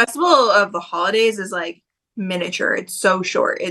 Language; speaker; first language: English; native; English